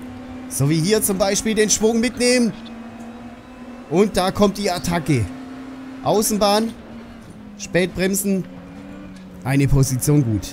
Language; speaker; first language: German; native; German